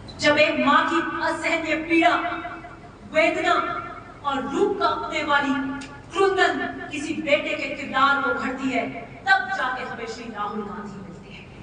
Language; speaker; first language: Hindi; native; Hindi